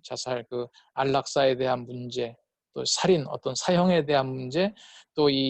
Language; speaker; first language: Korean; native; Korean